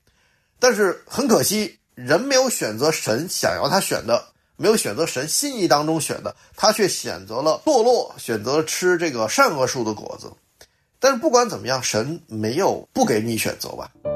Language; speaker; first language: Chinese; native; Chinese